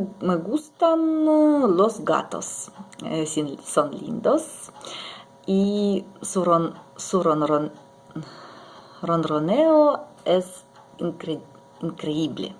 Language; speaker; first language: Spanish; non-native, learner; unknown